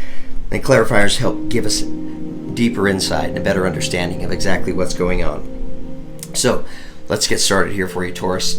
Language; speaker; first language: English; native; English